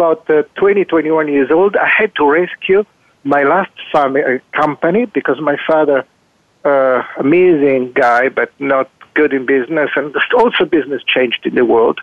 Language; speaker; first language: English; non-native, fluent; Italian